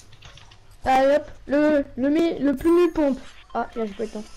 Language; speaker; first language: French; native; French